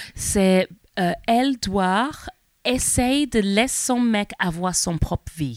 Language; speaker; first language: French; non-native, learner; English